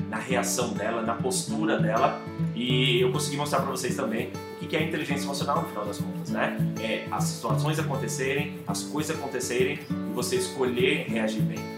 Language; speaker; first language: Portuguese; native; Portuguese